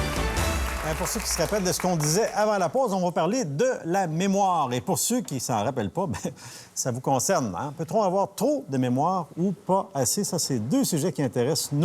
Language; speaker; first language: French; native; French